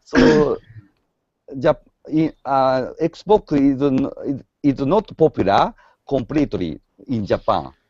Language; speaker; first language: English; non-native, learner; Japanese